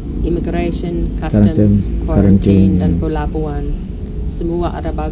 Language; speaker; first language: Indonesian; non-native, learner; English